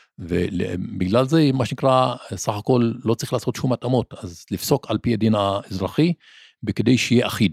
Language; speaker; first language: Hebrew; non-native, local second language; Arabic